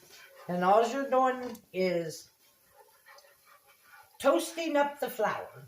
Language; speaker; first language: English; native; English